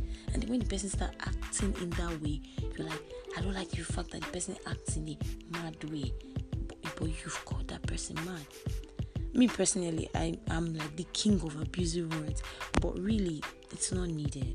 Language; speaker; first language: English; non-native, local second language; Igbo